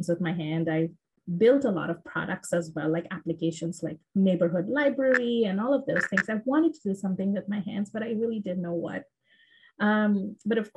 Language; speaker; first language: English; non-native, local second language; Bangla